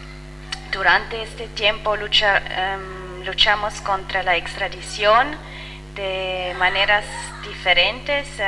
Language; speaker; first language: Spanish; non-native, fluent; French